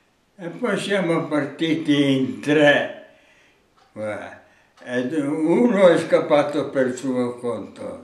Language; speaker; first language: Italian; non-native, local second language; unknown